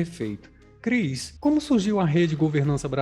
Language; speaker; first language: Portuguese; native; Portuguese